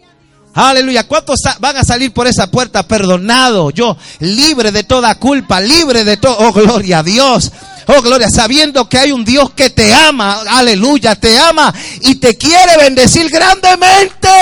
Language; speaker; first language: Spanish; native; Spanish